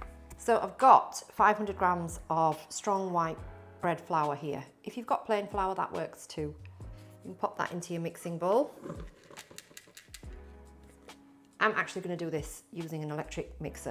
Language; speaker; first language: English; native; English